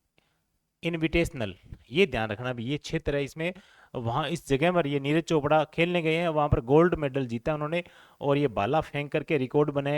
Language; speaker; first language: Hindi; native; Hindi